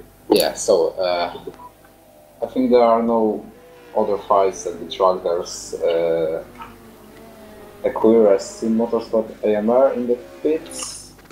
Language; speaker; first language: English; non-native, fluent; Polish